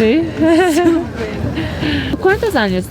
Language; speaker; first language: Spanish; non-native, fluent; Polish